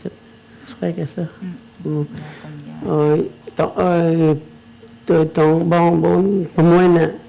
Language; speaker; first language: Khmer; early bilingual, heritage; Khmer